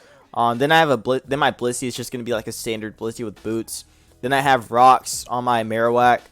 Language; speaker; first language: English; native; English